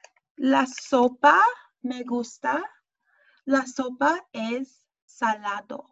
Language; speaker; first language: Spanish; non-native, fluent; English